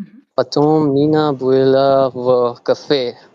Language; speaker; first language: Russian; non-native, learner; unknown